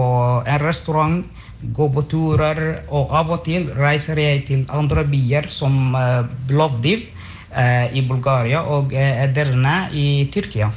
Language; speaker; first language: Norwegian; non-native, fluent; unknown